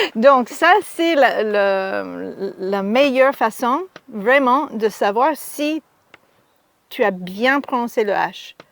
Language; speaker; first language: French; non-native, fluent; English